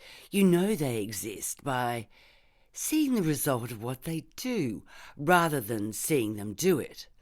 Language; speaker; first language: English; native; English